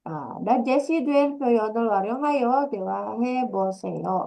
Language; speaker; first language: Korean; non-native, fluent; Indonesian